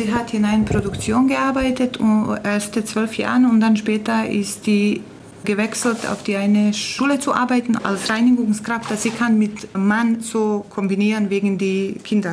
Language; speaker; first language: German; non-native, fluent; Croatian